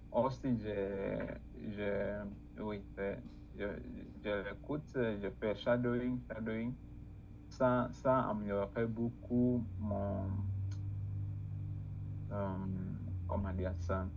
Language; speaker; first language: French; non-native, learner; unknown